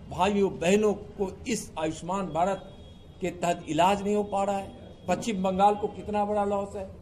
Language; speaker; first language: Hindi; native; Hindi